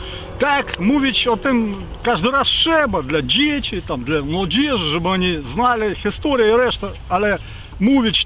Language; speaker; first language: Polish; non-native, fluent; Ukrainian